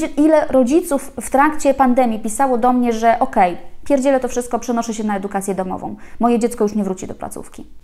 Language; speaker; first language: Polish; native; Polish